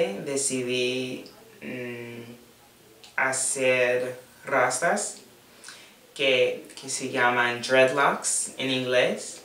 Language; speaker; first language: Spanish; non-native, learner; English